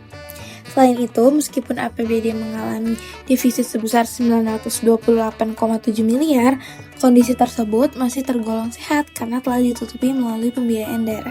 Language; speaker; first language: Indonesian; native; Indonesian